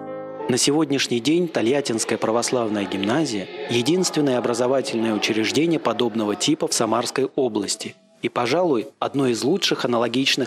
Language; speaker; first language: Russian; native; Russian